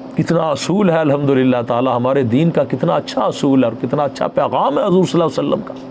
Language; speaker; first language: Urdu; non-native, local second language; Punjabi